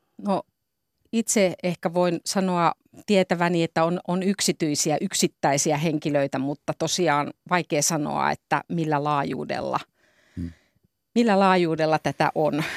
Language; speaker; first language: Finnish; native; Finnish